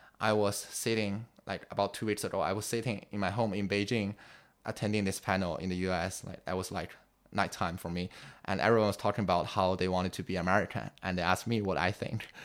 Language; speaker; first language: English; non-native, fluent; Chinese